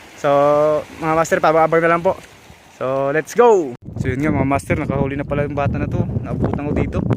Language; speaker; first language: Filipino; non-native, local second language; Cebuano